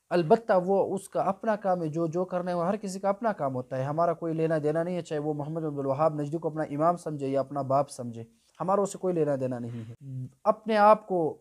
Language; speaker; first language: Urdu; non-native, local second language; Pashto